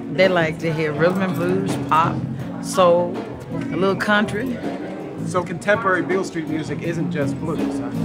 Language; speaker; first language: English; native; English